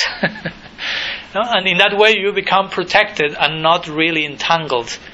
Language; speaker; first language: English; non-native, fluent; Spanish